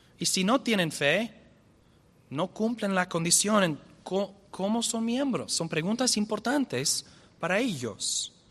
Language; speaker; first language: Spanish; non-native, fluent; English